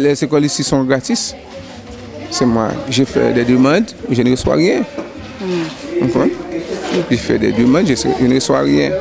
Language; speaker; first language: French; non-native, learner; Haitian Creole